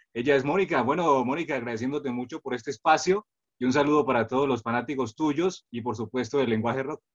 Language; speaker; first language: Spanish; native; Spanish